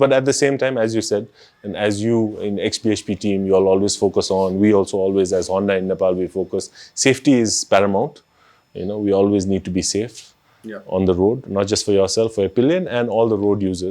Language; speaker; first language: English; non-native, local second language; Nepali